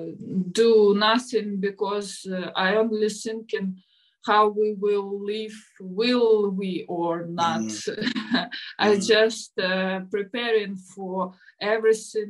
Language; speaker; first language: English; non-native, learner; Ukrainian